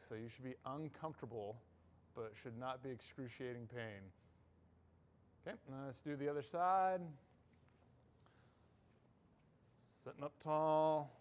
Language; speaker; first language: English; native; English